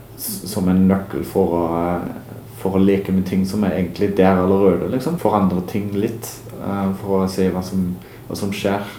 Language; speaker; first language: Norwegian; non-native, fluent; German